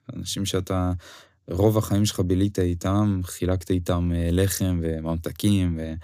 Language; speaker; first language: Hebrew; non-native, fluent; Ukrainian